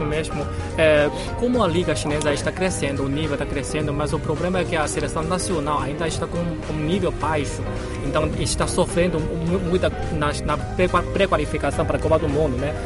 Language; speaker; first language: Portuguese; non-native, fluent; Chinese